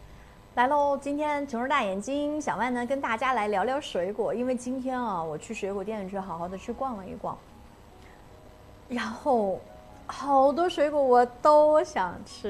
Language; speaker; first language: Chinese; native; Chinese